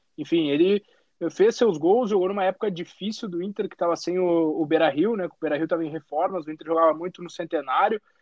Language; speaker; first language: Portuguese; native; Portuguese